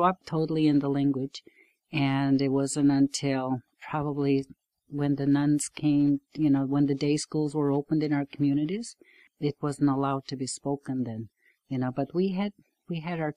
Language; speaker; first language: English; non-native, fluent; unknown